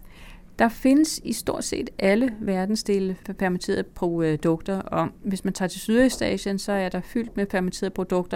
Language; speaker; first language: Danish; native; Danish